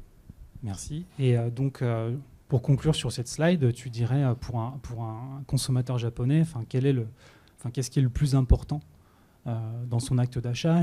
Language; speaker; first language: French; native; French